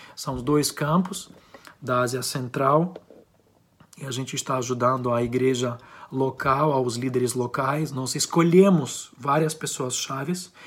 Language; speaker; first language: Portuguese; non-native, fluent; Ukrainian